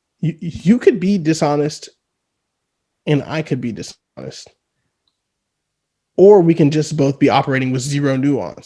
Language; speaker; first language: English; native; English